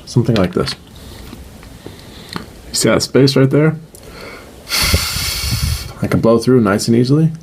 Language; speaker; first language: English; native; English